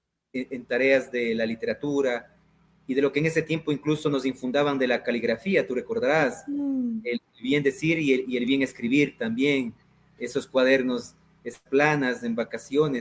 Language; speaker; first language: Spanish; native; Spanish